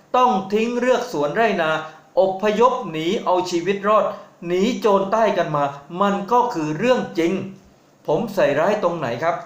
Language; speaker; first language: Thai; native; Thai